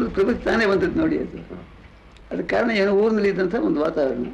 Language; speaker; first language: Kannada; non-native, local second language; Tamil